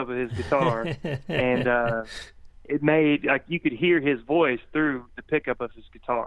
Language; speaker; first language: English; native; English